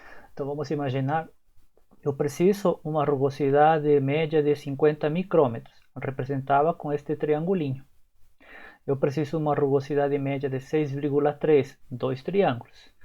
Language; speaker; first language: Portuguese; native; Portuguese